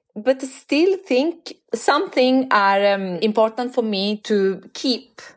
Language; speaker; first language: English; non-native, fluent; Italian